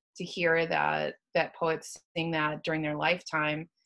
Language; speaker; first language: English; native; English